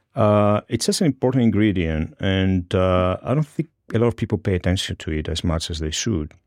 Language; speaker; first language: English; non-native, fluent; Greek